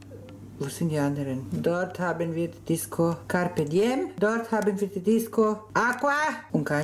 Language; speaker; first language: German; early bilingual, other home language; Spanish